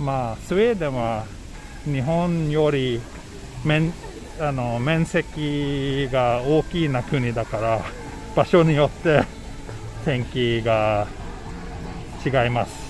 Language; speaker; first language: Japanese; non-native, fluent; Swedish